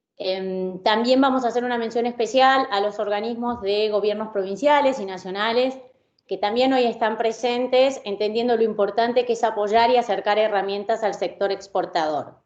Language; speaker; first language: Spanish; native; Spanish